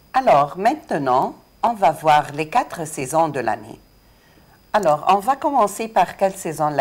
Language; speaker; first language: French; non-native, fluent; Arabic